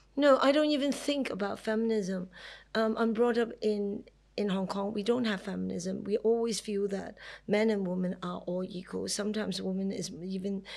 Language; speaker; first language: English; non-native, local second language; Cantonese